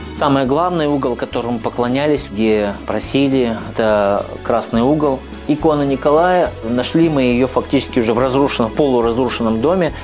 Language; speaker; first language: Russian; native; Russian